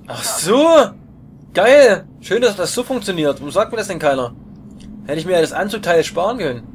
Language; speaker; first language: German; native; German